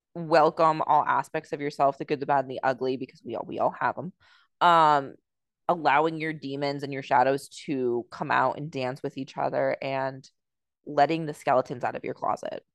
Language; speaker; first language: English; native; English